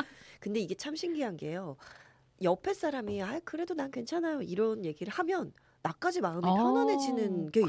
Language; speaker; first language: Korean; native; Korean